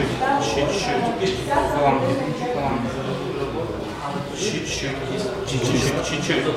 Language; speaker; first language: Russian; non-native, local second language; Ukrainian